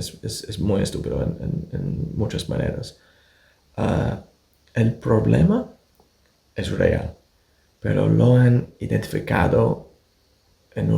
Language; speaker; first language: Spanish; non-native, fluent; English